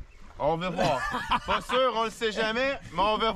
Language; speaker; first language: French; native; French